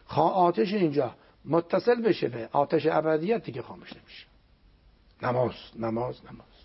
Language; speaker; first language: Persian; non-native, local second language; Azerbaijani